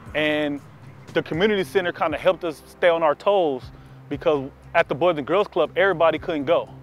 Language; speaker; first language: English; native; English